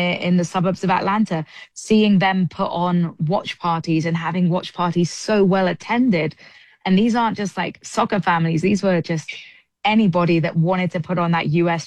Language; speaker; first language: English; native; English